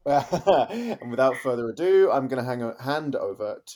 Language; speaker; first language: English; native; English